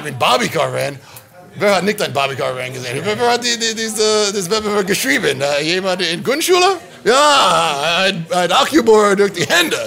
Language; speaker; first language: German; non-native, learner; English